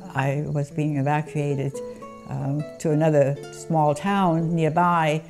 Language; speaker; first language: English; non-native, fluent; German